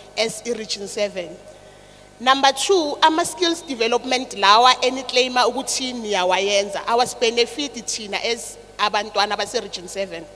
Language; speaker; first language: Zulu; native; Zulu